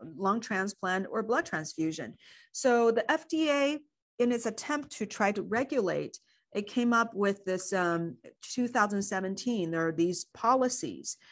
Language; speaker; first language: English; non-native, fluent; Chinese